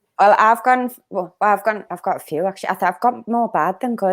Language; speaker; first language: English; native; English